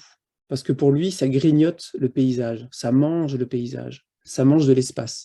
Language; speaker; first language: French; native; French